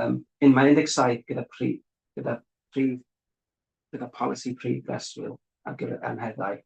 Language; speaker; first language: Welsh; native; Welsh